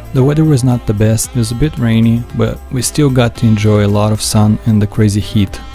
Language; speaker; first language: English; non-native, fluent; Russian